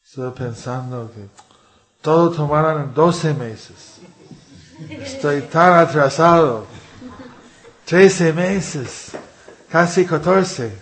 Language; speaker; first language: Spanish; non-native, fluent; English